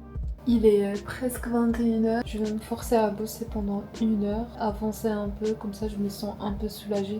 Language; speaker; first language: French; non-native, fluent; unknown